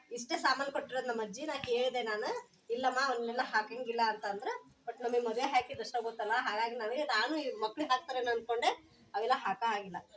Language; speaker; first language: Kannada; non-native, local second language; Lambadi